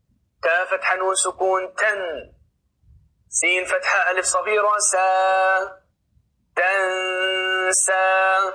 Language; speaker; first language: Arabic; non-native, fluent; Oromo